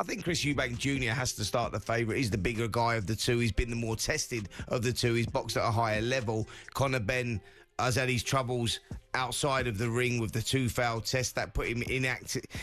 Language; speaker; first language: English; native; English